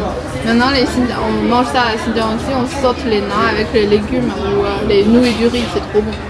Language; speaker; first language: French; non-native, learner; Chinese